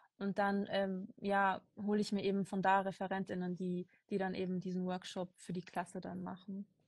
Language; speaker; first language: German; early bilingual, other home language; Kurdish